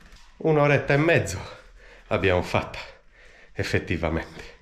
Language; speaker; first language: Italian; native; Italian